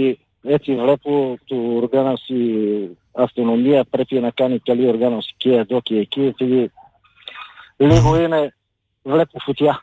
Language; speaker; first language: Greek; non-native, fluent; Bulgarian